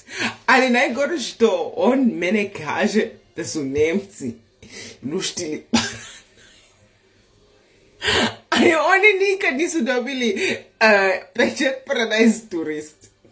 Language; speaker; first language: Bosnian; non-native, learner; Slovenian